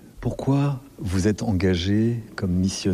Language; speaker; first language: French; native; French